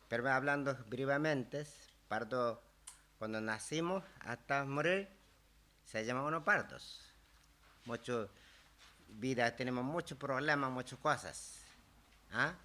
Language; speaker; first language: Spanish; non-native, learner; Tibetan